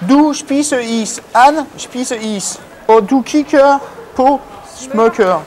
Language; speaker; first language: Danish; non-native, learner; French